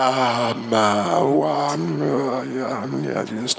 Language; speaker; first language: Russian; non-native, learner; English